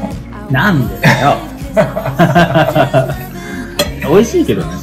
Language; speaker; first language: Japanese; native; Japanese